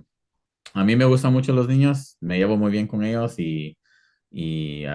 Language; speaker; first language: Spanish; early bilingual, heritage; Spanish